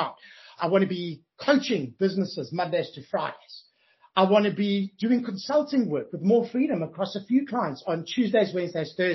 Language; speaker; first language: English; native; English